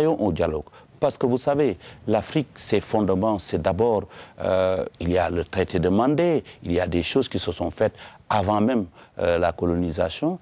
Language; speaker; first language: French; non-native, local second language; Wolof